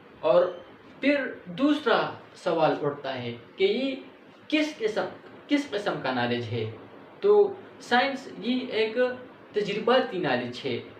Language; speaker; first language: Urdu; non-native, local second language; Pashto